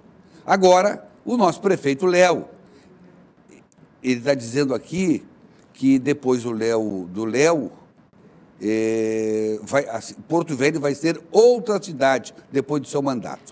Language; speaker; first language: Portuguese; native; Portuguese